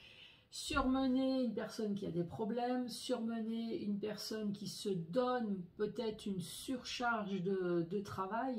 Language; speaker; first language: French; native; French